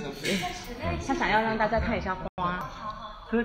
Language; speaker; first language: Chinese; native; Chinese